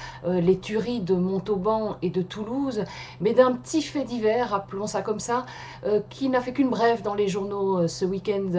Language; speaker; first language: French; native; French